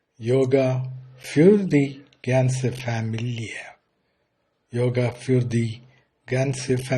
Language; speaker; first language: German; non-native, fluent; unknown